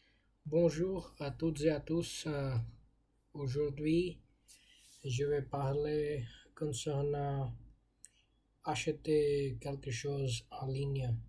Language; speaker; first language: French; non-native, learner; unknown